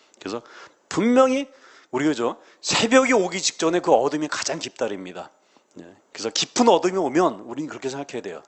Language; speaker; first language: Korean; native; Korean